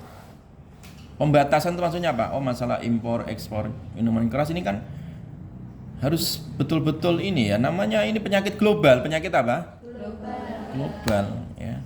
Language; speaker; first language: Indonesian; native; Indonesian